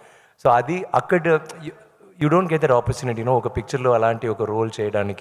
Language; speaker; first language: Telugu; non-native, learner; Tamil